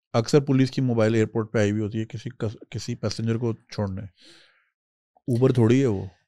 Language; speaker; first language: Urdu; native; Urdu